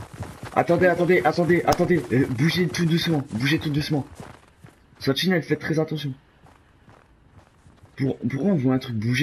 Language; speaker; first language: French; native; French